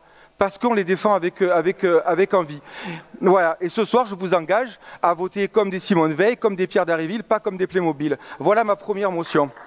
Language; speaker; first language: French; native; French